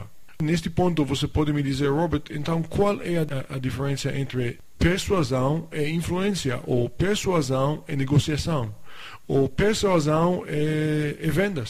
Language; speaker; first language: Portuguese; non-native, fluent; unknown